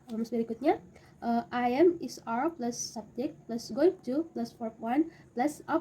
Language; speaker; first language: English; non-native, learner; Indonesian